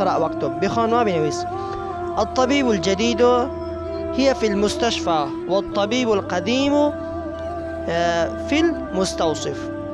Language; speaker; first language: Arabic; non-native, fluent; Persian